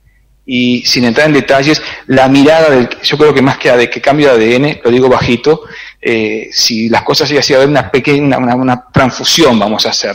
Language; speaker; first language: Spanish; native; Spanish